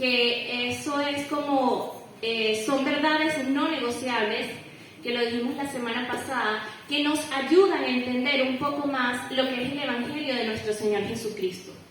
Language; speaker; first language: Spanish; native; Spanish